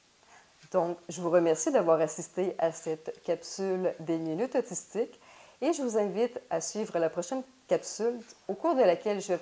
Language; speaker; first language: French; native; French